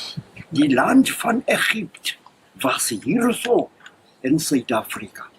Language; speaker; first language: Afrikaans; non-native, local second language; Zulu